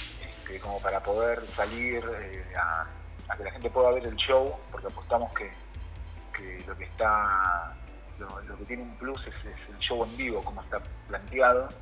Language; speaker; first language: Spanish; native; Spanish